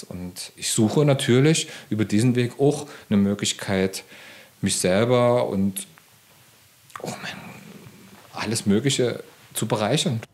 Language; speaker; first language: German; native; German